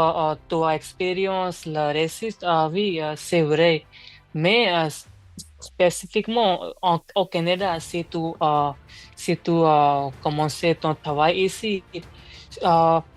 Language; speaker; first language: French; non-native, learner; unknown